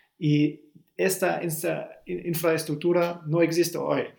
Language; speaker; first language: Spanish; non-native, learner; German